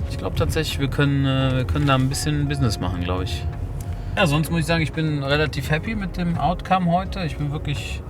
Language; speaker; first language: German; native; German